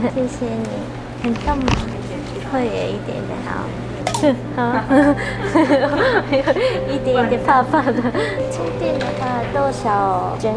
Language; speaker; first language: Chinese; non-native, learner; Japanese